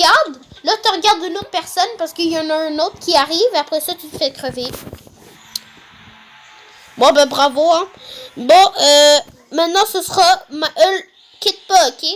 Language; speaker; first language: French; native; French